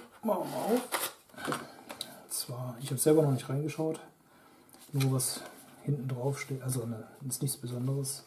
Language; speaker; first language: German; native; German